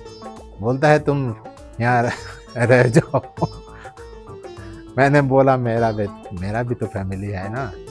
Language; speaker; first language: Hindi; early bilingual, heritage; Hindi